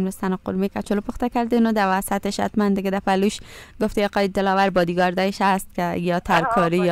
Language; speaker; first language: Persian; native; Persian